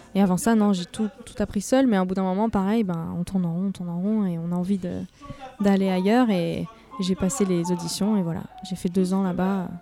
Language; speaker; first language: French; native; French